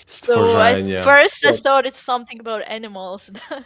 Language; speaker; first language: English; non-native, fluent; Ukrainian